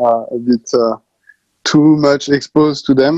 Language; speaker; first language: English; non-native, fluent; French